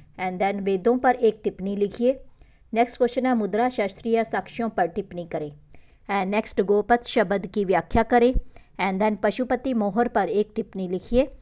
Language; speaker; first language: Hindi; non-native, local second language; Punjabi